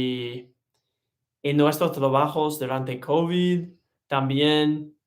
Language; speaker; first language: Spanish; non-native, learner; English